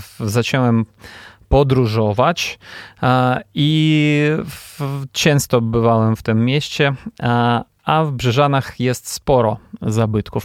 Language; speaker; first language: Polish; non-native, fluent; Ukrainian